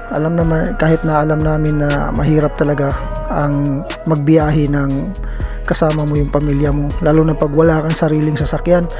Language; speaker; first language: Filipino; non-native, local second language; Cebuano